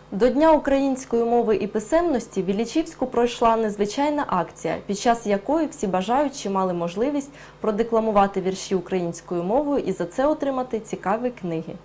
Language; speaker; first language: Ukrainian; native; Ukrainian